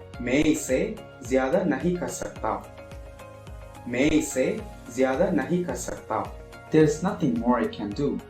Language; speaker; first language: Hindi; non-native, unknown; Tamil